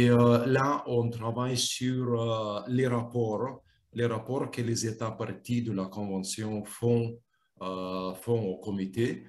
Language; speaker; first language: French; non-native, fluent; Lithuanian